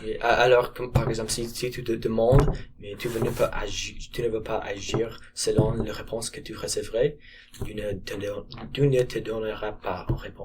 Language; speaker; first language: French; non-native, learner; English